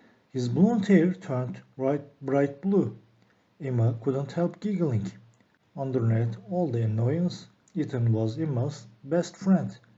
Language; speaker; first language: English; non-native, fluent; Turkish